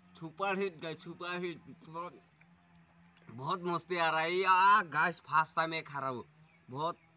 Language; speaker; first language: Hindi; non-native, local second language; Assamese